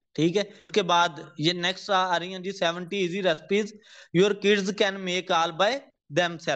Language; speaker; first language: Urdu; native; Urdu